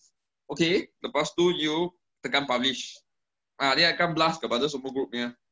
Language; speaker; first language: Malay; non-native, local second language; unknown